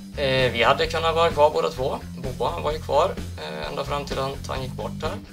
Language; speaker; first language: Swedish; native; Swedish